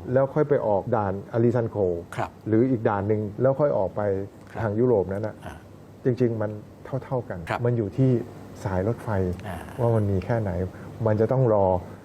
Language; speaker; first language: Thai; native; Thai